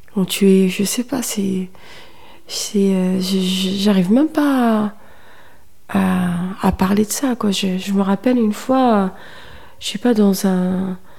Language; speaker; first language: French; non-native, local second language; Kabyle